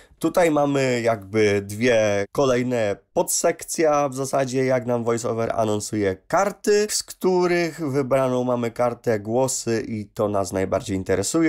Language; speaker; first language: Polish; native; Polish